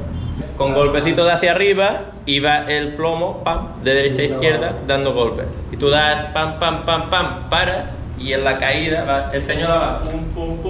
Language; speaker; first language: Spanish; native; Spanish